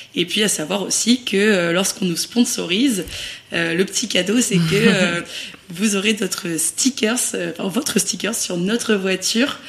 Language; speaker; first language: French; native; French